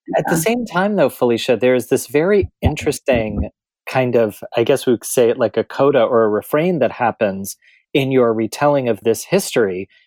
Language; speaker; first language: English; native; English